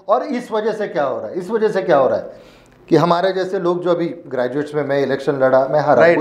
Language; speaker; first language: Hindi; non-native, local second language; Marathi